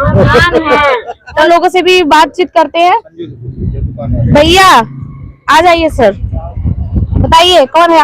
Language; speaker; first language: Hindi; native; Hindi